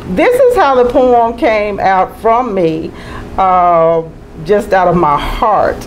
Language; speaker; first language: English; native; English